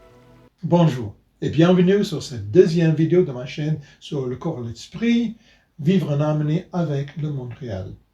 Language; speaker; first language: French; non-native, fluent; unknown